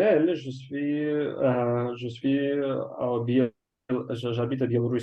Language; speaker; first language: French; non-native, learner; Russian